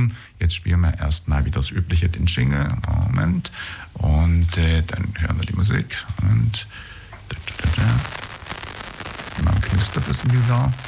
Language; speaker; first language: German; native; German